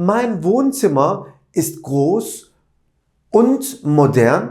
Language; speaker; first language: German; non-native, fluent; Turkish